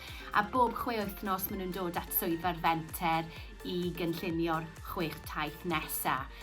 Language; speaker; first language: Welsh; native; Welsh